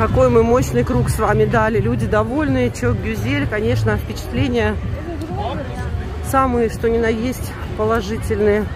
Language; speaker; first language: Russian; native; Russian